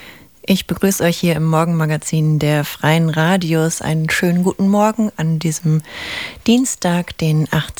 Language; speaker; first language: German; native; German